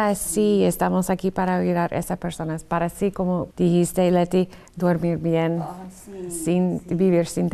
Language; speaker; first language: Spanish; non-native, fluent; English